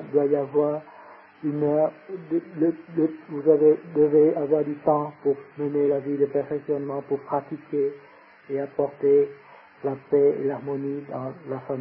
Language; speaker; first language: French; non-native, fluent; Vietnamese